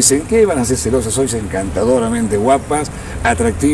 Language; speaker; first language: Spanish; native; Spanish